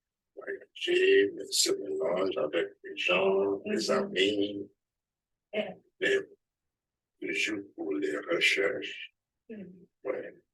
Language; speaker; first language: French; non-native, learner; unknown